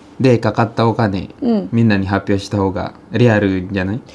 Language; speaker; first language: Japanese; non-native, fluent; Indonesian